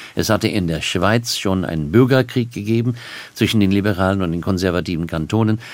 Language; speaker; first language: German; non-native, fluent; English